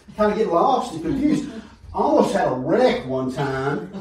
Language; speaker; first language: English; native; English